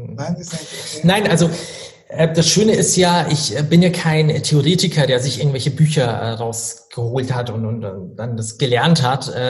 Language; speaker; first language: German; native; German